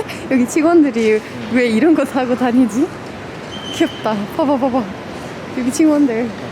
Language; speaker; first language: Korean; native; Korean